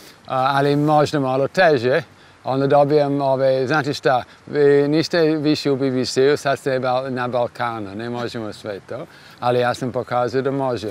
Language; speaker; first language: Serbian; non-native, fluent; English